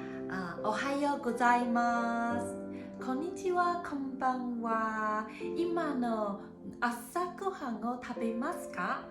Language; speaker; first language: Japanese; non-native, learner; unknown